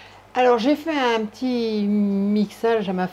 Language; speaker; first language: French; native; French